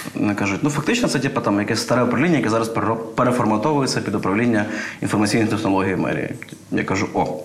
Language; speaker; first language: Ukrainian; native; Ukrainian